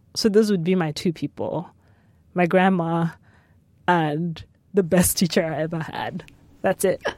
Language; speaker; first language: English; non-native, local second language; Yoruba